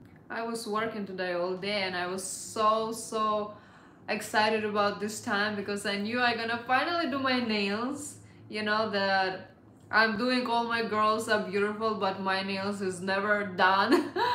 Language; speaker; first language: English; non-native, fluent; Russian